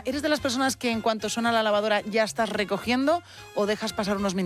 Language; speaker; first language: Spanish; native; Spanish